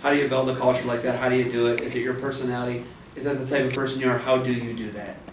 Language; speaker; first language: English; native; English